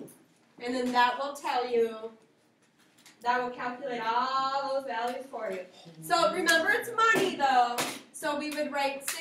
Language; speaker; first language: English; native; English